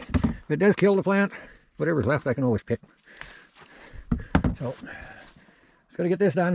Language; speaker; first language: English; native; English